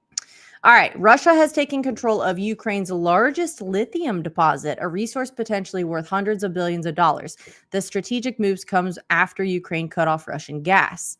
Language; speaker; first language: English; native; English